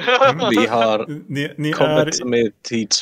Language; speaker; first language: Swedish; non-native, fluent; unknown